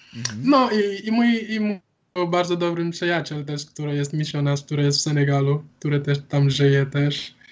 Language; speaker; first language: Polish; non-native, learner; Wolof